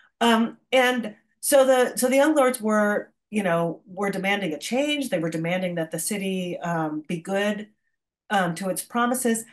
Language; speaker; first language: English; native; English